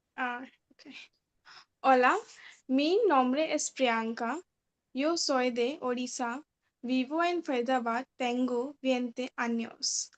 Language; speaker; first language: Spanish; non-native, learner; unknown